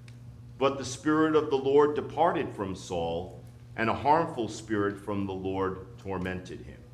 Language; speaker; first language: English; native; English